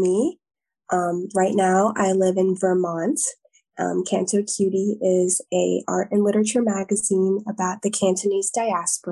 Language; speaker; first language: English; native; English